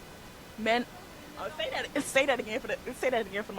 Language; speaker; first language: English; native; English